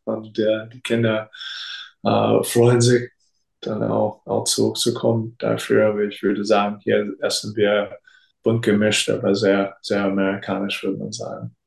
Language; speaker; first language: German; non-native, fluent; English